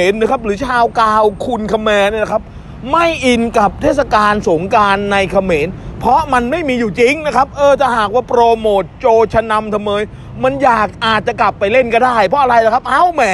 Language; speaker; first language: Thai; native; Thai